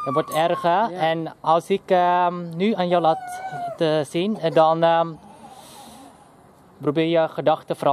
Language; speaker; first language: Dutch; non-native, local second language; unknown